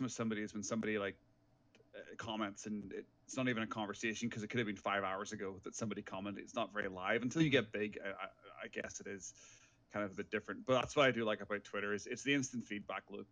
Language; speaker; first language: English; native; English